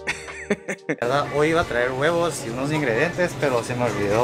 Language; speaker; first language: Spanish; early bilingual, other home language; Korean